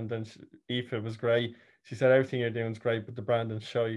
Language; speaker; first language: English; native; English